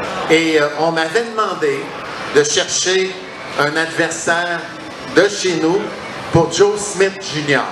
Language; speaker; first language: French; native; French